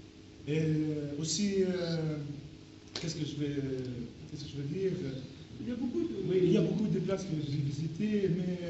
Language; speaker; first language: French; non-native, local second language; Arabic